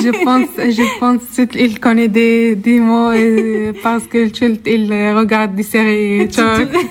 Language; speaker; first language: French; non-native, learner; Arabic